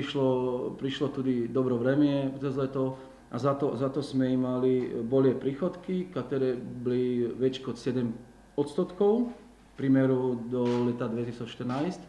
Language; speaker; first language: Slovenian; non-native, learner; Slovak